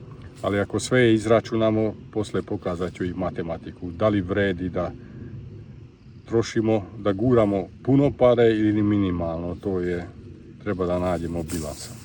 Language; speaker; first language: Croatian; non-native, local second language; Hungarian